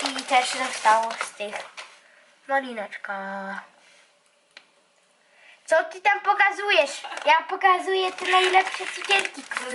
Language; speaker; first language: Polish; early bilingual, heritage; Polish